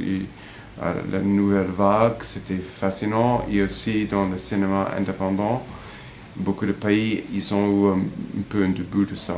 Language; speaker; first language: French; non-native, fluent; English